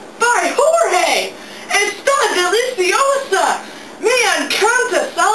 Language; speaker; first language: Spanish; non-native, learner; English